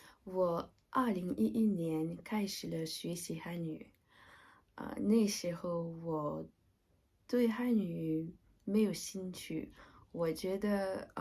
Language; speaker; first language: Chinese; non-native, learner; French